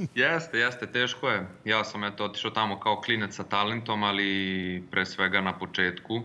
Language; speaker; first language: Serbian; early bilingual, heritage; Serbian